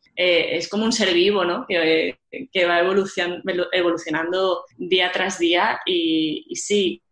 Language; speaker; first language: Spanish; native; Spanish